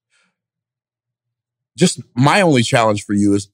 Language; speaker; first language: English; native; English